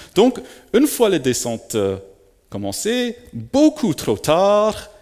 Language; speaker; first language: French; native; French